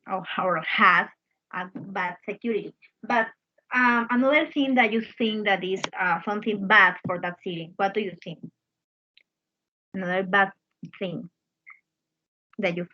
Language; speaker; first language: English; non-native, fluent; Spanish